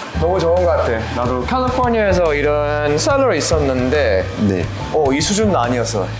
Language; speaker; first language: Korean; non-native, fluent; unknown